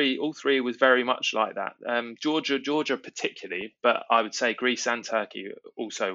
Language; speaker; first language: English; native; English